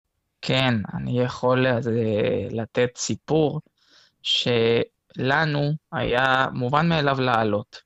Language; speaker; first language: Hebrew; non-native, fluent; Spanish